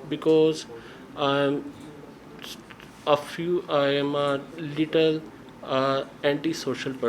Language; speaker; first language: English; non-native, learner; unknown